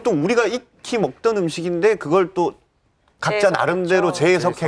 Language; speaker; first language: Korean; native; Korean